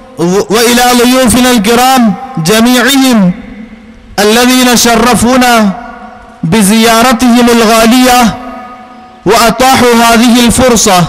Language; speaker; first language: Arabic; non-native, fluent; Malayalam